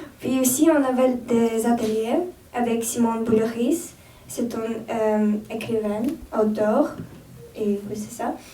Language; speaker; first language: French; non-native, learner; Romanian